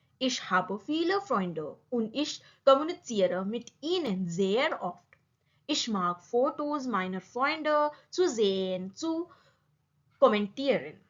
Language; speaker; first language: German; non-native, learner; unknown